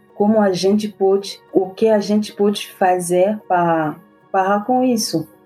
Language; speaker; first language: Portuguese; non-native, fluent; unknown